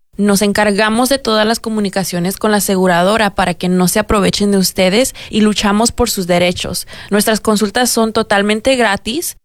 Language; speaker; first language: Spanish; early bilingual, heritage; Spanish